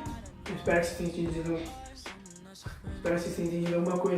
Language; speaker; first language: Portuguese; native; Portuguese